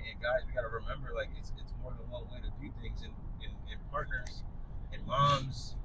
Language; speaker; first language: English; native; English